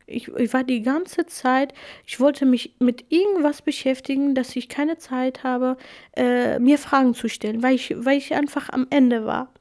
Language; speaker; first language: German; non-native, fluent; Kurdish